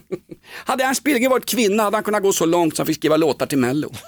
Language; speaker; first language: Swedish; native; Swedish